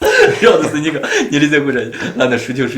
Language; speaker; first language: Russian; non-native, learner; Chinese